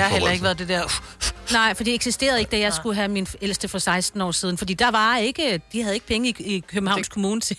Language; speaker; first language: Danish; native; Danish